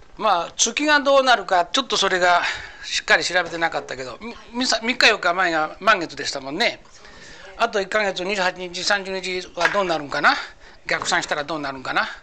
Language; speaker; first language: Japanese; native; Japanese